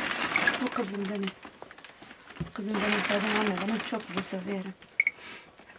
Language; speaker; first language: Turkish; non-native, learner; Arabic